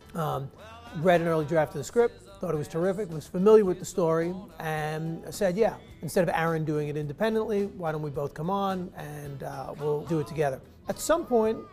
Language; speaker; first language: English; native; English